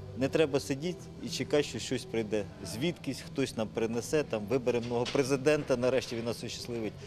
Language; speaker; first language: Ukrainian; native; Ukrainian